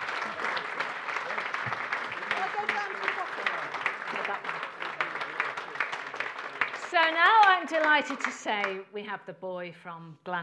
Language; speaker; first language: English; native; English